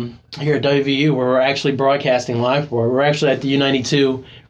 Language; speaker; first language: English; native; English